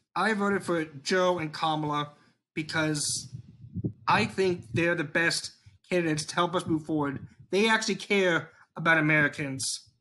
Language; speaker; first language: English; native; English